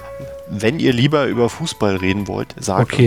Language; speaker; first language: German; native; German